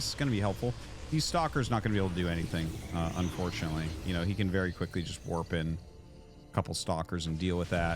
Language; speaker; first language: English; native; English